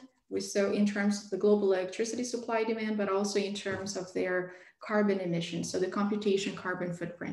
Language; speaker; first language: English; non-native, fluent; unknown